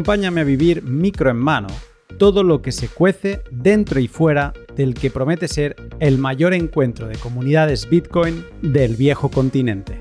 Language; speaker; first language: Spanish; native; Spanish